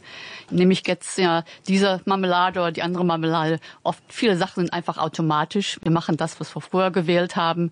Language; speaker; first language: German; native; German